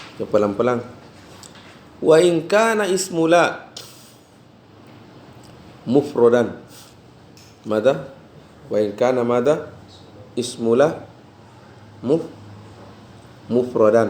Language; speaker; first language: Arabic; non-native, fluent; Indonesian